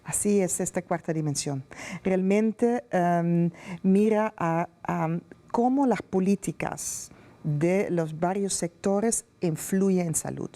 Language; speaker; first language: Spanish; non-native, fluent; Dutch